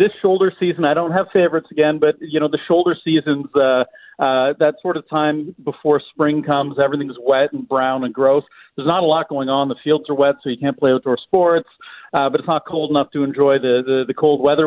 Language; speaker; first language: English; native; English